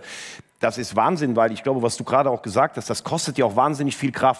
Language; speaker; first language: German; native; German